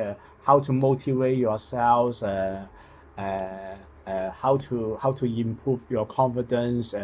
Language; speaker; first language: English; non-native, local second language; Cantonese